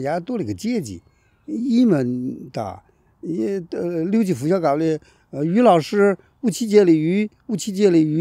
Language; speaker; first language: Russian; non-native, learner; Chinese